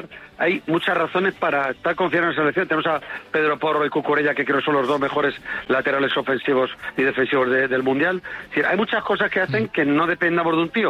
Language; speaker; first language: Spanish; native; Spanish